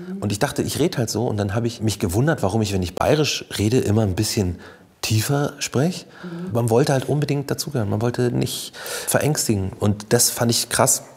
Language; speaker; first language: German; native; German